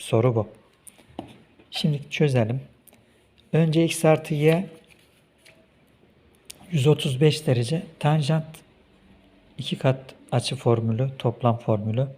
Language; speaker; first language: Turkish; native; Turkish